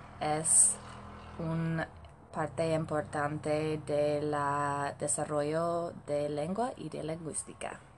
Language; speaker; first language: Spanish; non-native, learner; English